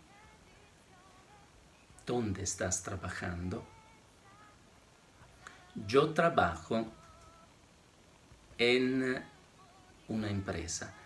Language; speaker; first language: Spanish; non-native, fluent; Italian